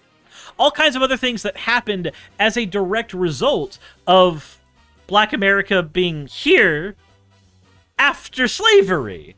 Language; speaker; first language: English; native; English